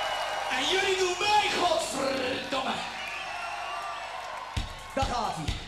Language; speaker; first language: Dutch; native; Dutch